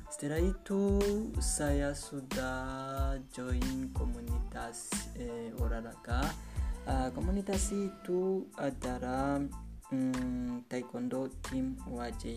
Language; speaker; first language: Indonesian; non-native, learner; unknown